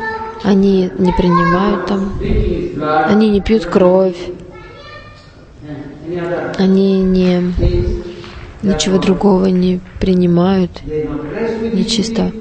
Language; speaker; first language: Russian; non-native, learner; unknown